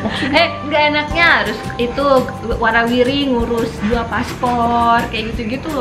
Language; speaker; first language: Indonesian; native; Indonesian